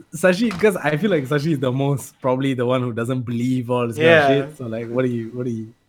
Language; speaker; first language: English; non-native, local second language; Tamil